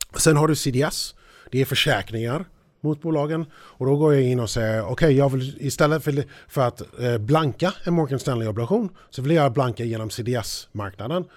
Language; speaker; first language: Swedish; early bilingual, heritage; English